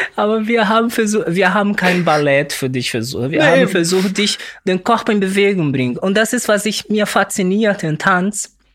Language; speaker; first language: German; non-native, learner; Portuguese